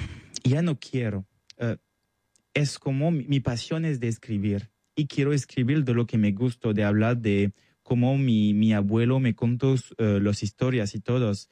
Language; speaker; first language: Spanish; non-native, learner; French